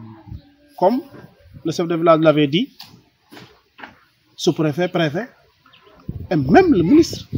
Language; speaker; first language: French; non-native, learner; Wolof